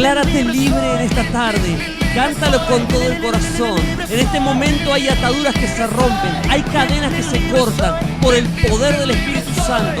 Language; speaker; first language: Spanish; native; Spanish